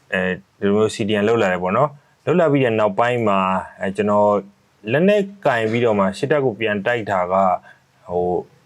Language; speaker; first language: Burmese; native; Burmese